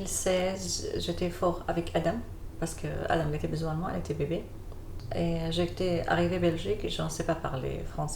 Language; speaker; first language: French; non-native, learner; Arabic